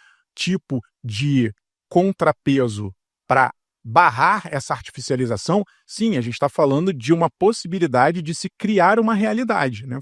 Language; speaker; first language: Portuguese; native; Portuguese